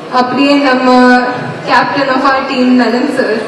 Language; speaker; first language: Tamil; non-native, learner; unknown